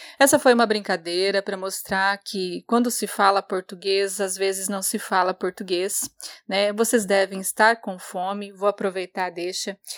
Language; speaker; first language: Portuguese; native; Portuguese